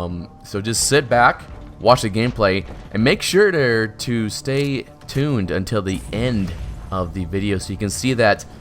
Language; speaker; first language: English; native; English